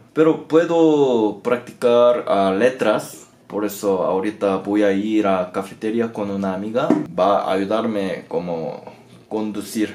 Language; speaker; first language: Spanish; non-native, learner; Korean